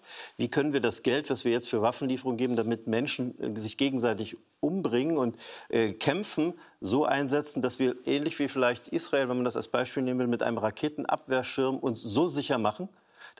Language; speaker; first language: German; native; German